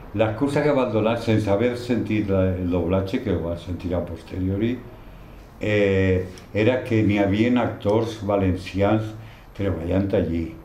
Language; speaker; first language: Catalan; non-native, local second language; Spanish